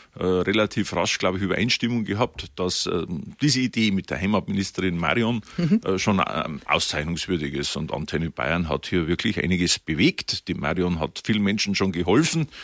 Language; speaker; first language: German; native; German